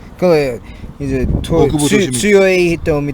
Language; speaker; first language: Japanese; non-native, learner; English